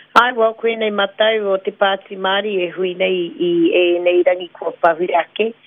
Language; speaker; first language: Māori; non-native, local second language; English